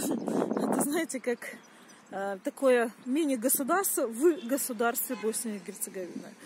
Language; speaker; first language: Russian; native; Russian